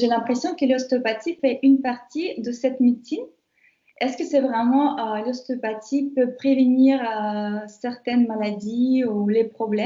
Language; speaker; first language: French; non-native, fluent; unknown